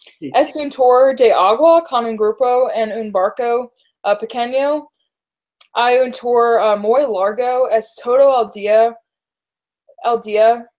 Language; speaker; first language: Spanish; non-native, learner; English